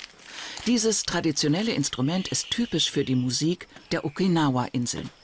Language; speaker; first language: German; native; German